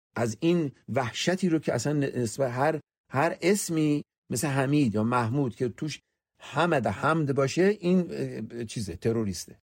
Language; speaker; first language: Persian; native; Persian